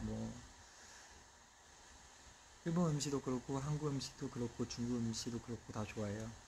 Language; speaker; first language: Korean; non-native, fluent; Chinese